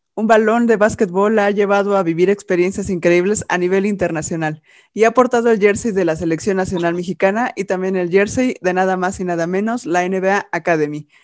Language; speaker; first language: Spanish; native; Spanish